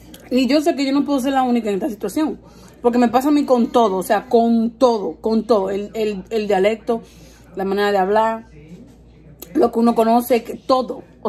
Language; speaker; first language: Spanish; early bilingual, heritage; Spanish